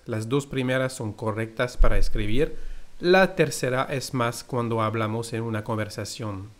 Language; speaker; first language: Spanish; non-native, fluent; French